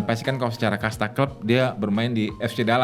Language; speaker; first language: Indonesian; native; Indonesian